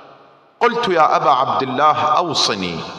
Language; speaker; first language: Arabic; native; Arabic